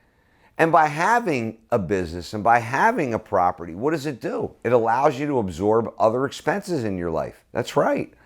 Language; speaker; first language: English; native; English